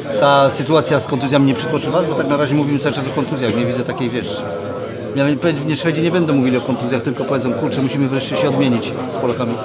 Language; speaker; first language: Polish; native; Polish